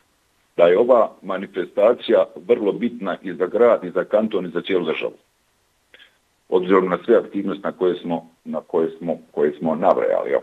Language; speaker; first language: Bosnian; native; Bosnian